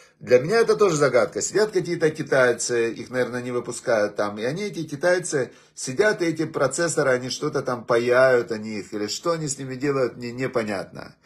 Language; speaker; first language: Russian; native; Russian